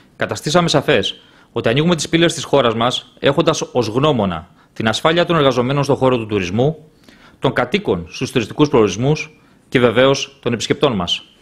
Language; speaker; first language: Greek; native; Greek